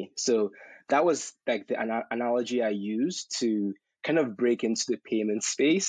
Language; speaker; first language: English; non-native, local second language; Yoruba